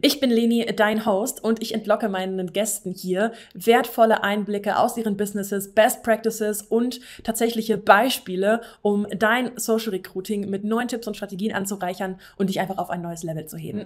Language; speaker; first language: German; native; German